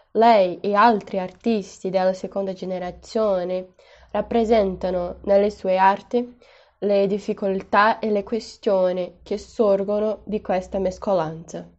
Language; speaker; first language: Italian; non-native, fluent; Portuguese